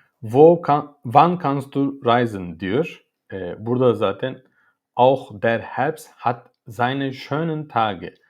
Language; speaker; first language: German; non-native, learner; Turkish